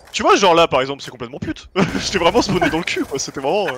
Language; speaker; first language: French; native; French